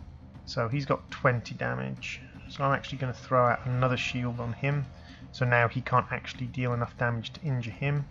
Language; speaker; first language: English; native; English